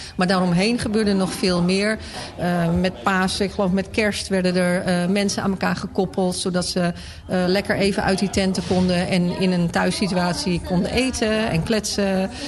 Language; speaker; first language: Dutch; native; Dutch